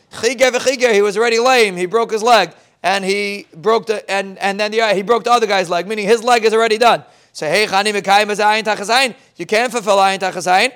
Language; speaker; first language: English; native; English